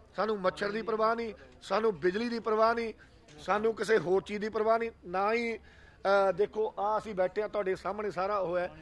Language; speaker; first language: Punjabi; native; Punjabi